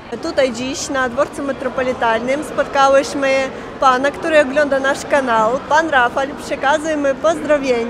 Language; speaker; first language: Polish; non-native, fluent; Ukrainian